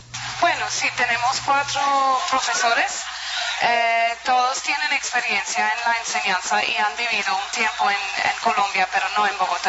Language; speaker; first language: Spanish; non-native, fluent; English